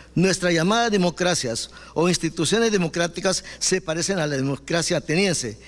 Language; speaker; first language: Spanish; non-native, local second language; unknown